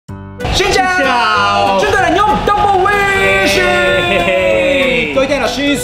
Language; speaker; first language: Vietnamese; non-native, learner; Japanese